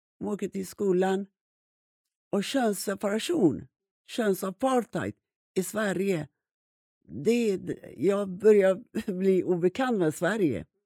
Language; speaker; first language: Swedish; non-native, fluent; Persian